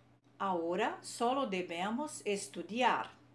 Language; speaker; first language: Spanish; non-native, fluent; Portuguese